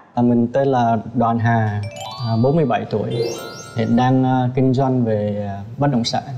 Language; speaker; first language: Vietnamese; native; Vietnamese